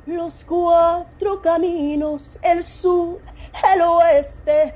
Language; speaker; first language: Spanish; early bilingual, heritage; Spanish